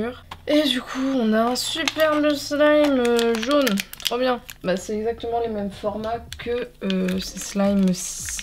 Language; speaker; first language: French; native; French